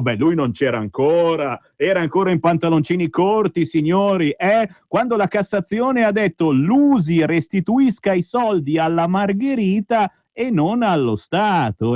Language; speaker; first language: Italian; native; Italian